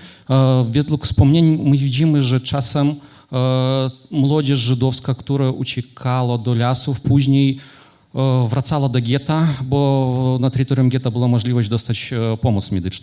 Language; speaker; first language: Polish; non-native, fluent; Ukrainian